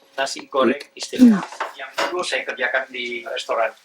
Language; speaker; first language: Indonesian; native; Indonesian